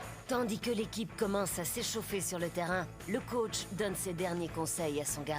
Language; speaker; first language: French; native; French